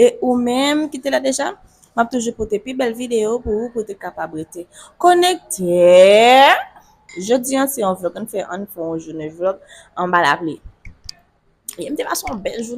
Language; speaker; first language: French; non-native, local second language; Haitian Creole